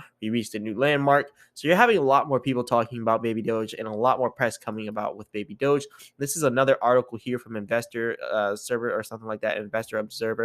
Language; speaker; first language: English; native; English